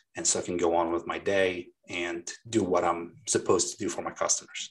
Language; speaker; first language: English; non-native, fluent; Arabic